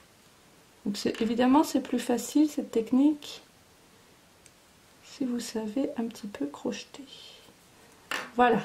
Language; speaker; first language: French; native; French